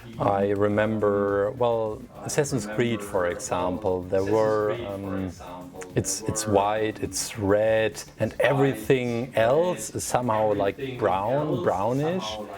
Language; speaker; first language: English; non-native, fluent; German